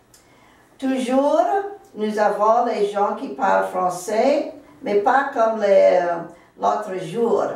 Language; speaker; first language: French; non-native, local second language; English